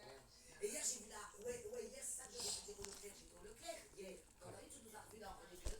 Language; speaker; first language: French; native; French